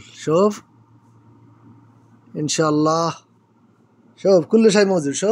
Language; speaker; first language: Arabic; non-native, learner; Bangla